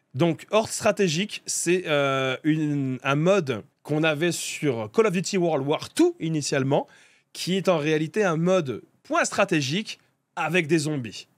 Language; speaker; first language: French; native; French